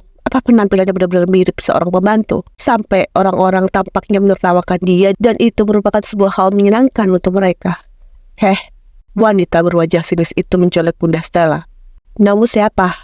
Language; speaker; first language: Indonesian; native; Indonesian